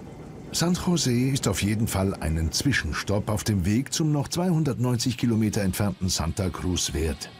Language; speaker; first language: German; native; German